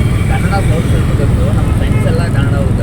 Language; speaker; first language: Kannada; non-native, learner; Tamil